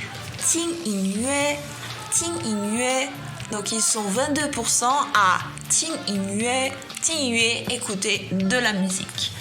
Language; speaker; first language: French; non-native, fluent; Chinese